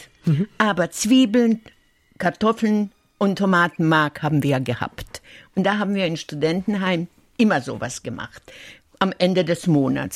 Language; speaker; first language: German; non-native, fluent; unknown